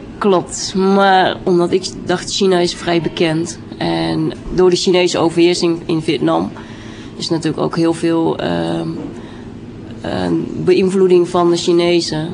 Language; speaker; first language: Dutch; early bilingual, other home language; Vietnamese